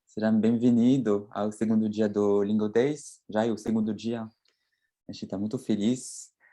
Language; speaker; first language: Portuguese; non-native, fluent; French